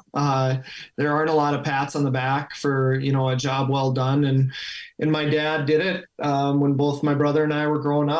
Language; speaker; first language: English; native; English